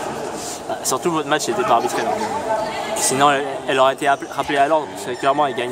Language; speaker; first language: French; native; French